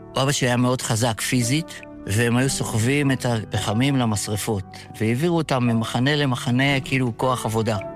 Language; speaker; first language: Hebrew; early bilingual, other home language; Yiddish